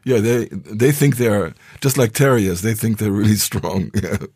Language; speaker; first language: English; non-native, fluent; German